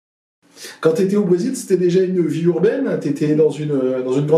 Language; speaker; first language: French; native; French